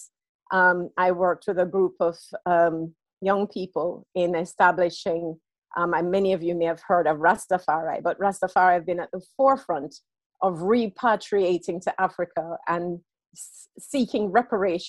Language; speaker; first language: English; native; English